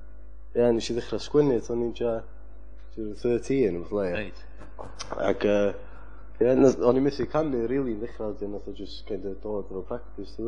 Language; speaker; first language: Welsh; native; Welsh